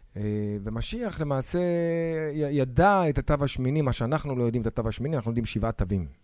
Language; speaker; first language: Hebrew; native; Hebrew